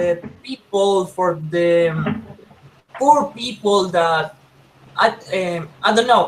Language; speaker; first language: English; non-native, learner; Spanish